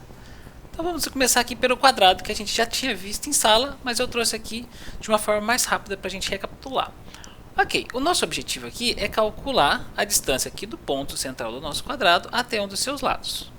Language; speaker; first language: Portuguese; native; Portuguese